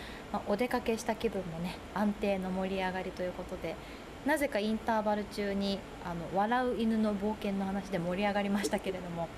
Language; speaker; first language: Japanese; native; Japanese